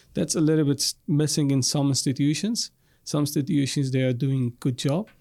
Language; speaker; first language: English; non-native, fluent; Arabic